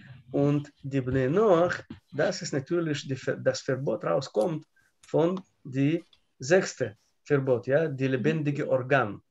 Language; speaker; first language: German; non-native, learner; Russian